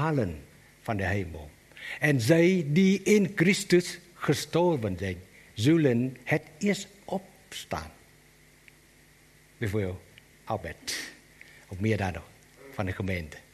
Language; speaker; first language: Dutch; non-native, learner; Vietnamese